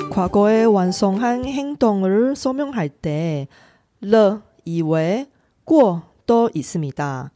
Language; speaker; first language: Korean; non-native, local second language; Chinese